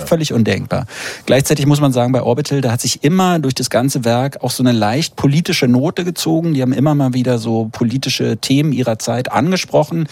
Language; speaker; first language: German; native; German